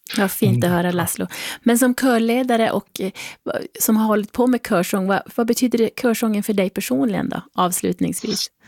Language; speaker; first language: Swedish; native; Swedish